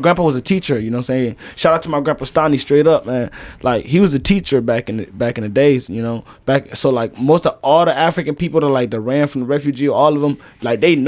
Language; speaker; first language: English; early bilingual, other home language; Rundi